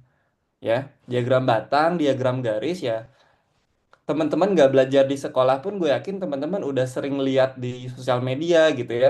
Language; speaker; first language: Indonesian; native; Indonesian